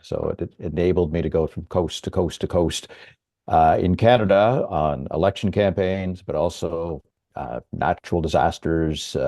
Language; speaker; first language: English; native; English